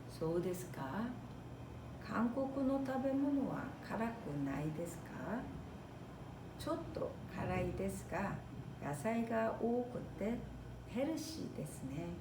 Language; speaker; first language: Japanese; non-native, fluent; Korean